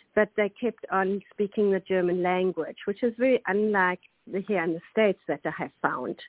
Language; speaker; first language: English; non-native, local second language; German